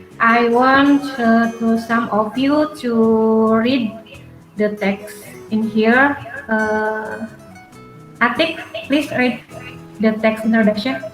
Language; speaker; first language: English; non-native, learner; Indonesian